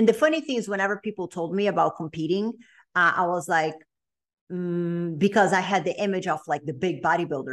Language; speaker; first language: English; non-native, fluent; Portuguese